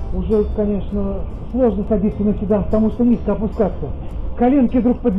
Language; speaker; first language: Russian; native; Russian